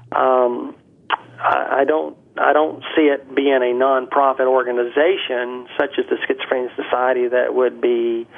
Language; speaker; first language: English; native; English